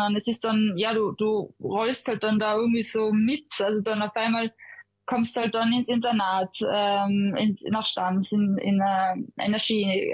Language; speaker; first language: German; native; German